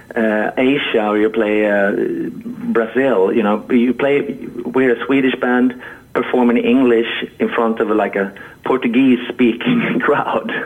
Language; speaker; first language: English; non-native, fluent; Swedish